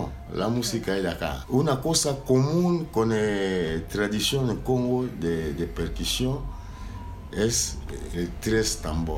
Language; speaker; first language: Spanish; non-native, learner; Lingala